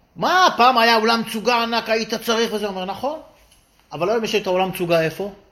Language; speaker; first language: Hebrew; native; Hebrew